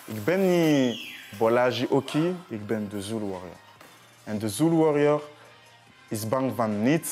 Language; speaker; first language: Dutch; non-native, learner; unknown